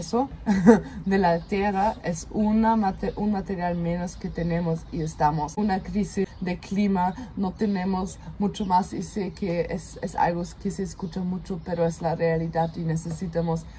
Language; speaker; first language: Spanish; non-native, fluent; German